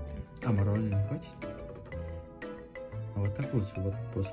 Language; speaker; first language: Russian; non-native, learner; Indonesian